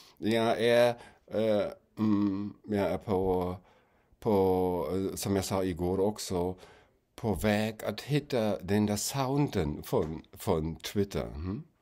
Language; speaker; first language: Swedish; non-native, fluent; German